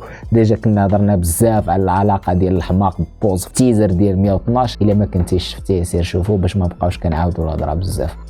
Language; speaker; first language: Arabic; native; Arabic